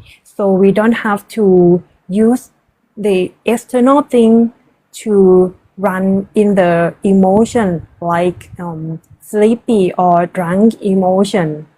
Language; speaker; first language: English; non-native, learner; Thai